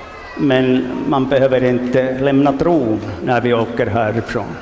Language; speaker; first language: Swedish; non-native, local second language; Finnish